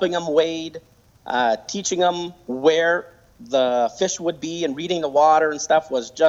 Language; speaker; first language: English; native; English